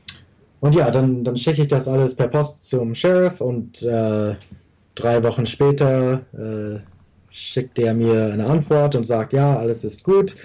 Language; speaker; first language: German; early bilingual, heritage; English